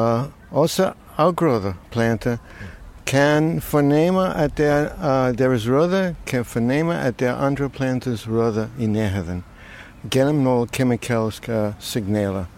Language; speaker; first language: Danish; non-native, fluent; English